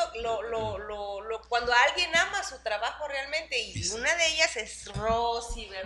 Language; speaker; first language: Spanish; native; Spanish